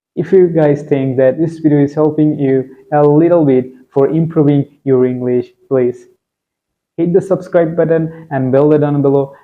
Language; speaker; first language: English; non-native, local second language; Bangla